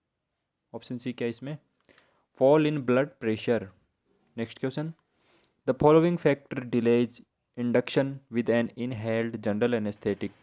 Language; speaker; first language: Hindi; native; Hindi